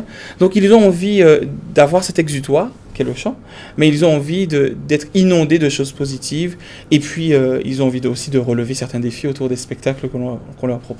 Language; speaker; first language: French; native; French